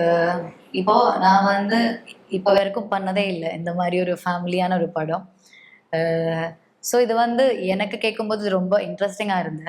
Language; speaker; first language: Tamil; non-native, learner; Malayalam